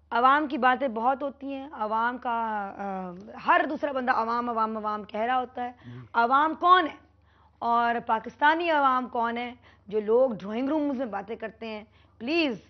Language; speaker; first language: Urdu; native; Urdu